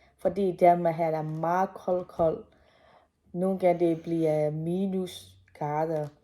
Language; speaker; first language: Danish; non-native, learner; Burmese